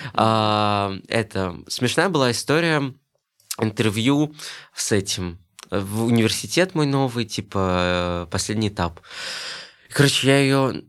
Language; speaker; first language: Russian; native; Russian